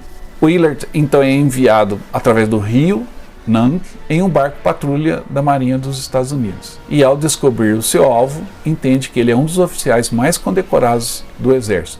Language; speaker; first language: Portuguese; native; Portuguese